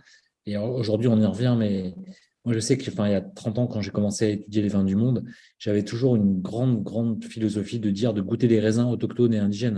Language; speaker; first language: French; native; French